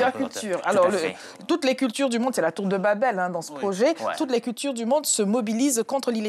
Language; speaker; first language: French; native; French